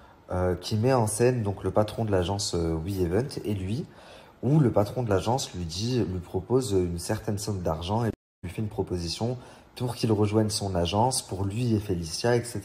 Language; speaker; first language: French; native; French